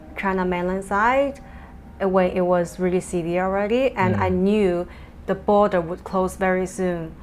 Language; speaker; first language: English; non-native, fluent; Chinese